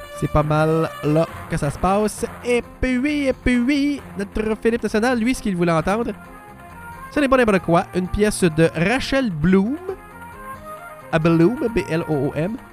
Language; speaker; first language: French; native; French